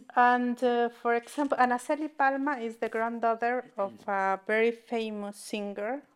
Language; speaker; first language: English; non-native, learner; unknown